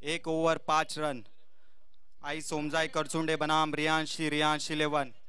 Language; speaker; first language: Hindi; non-native, local second language; Marathi